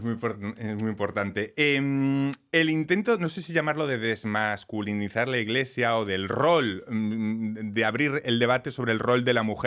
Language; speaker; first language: Spanish; native; Spanish